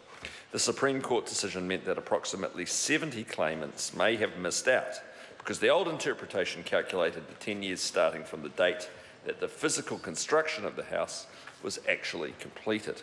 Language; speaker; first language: English; native; English